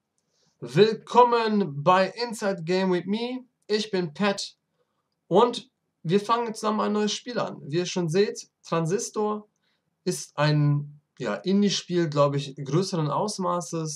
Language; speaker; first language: German; native; German